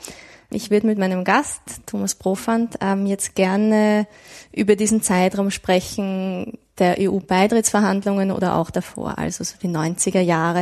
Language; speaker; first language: German; native; German